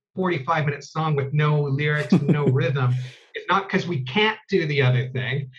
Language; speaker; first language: English; native; English